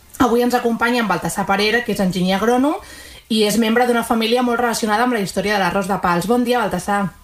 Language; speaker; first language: Catalan; native; Catalan